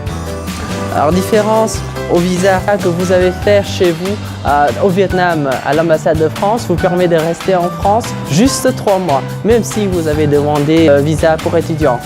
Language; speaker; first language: French; non-native, fluent; Vietnamese